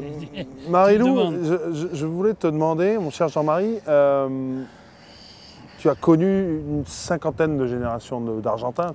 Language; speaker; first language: French; native; French